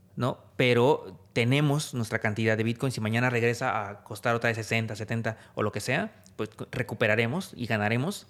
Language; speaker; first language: Spanish; native; Spanish